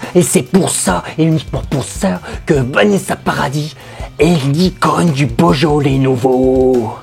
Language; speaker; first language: French; native; French